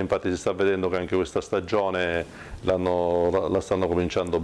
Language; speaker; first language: Italian; native; Italian